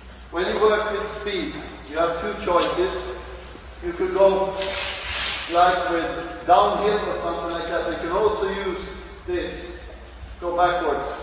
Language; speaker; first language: English; non-native, fluent; Swedish